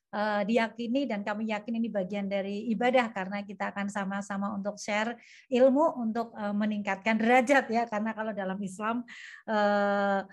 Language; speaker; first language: Indonesian; native; Indonesian